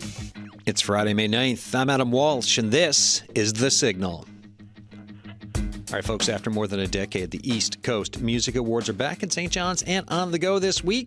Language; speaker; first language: English; native; English